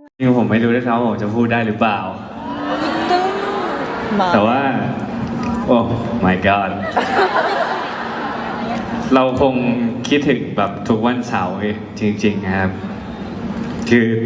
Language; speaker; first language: Thai; native; Thai